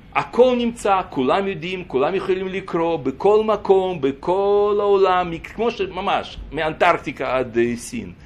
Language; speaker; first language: Hebrew; non-native, fluent; Russian